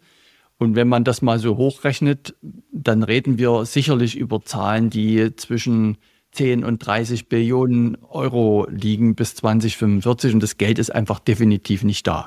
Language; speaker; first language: German; native; German